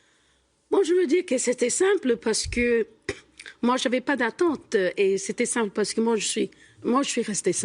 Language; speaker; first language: French; non-native, fluent; English